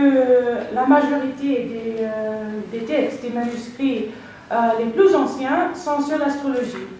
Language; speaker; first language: French; non-native, fluent; English